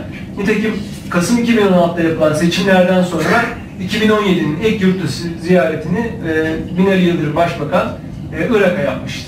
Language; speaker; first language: Turkish; native; Turkish